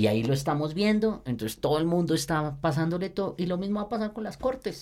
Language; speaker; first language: Spanish; native; Spanish